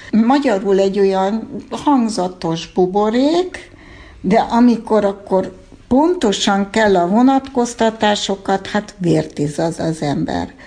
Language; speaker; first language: Hungarian; early bilingual, heritage; Hungarian